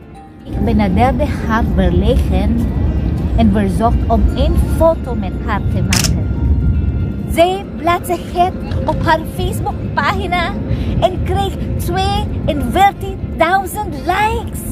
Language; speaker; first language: Dutch; non-native, learner; Filipino